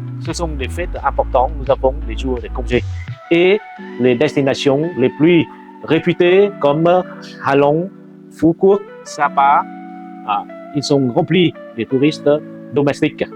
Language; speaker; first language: French; non-native, fluent; Vietnamese